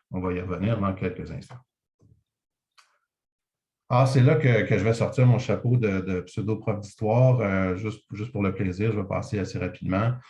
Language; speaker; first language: French; native; French